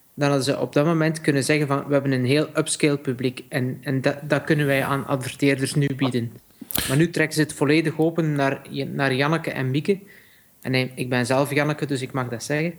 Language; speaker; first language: Dutch; native; Dutch